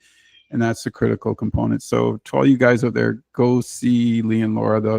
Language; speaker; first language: English; native; English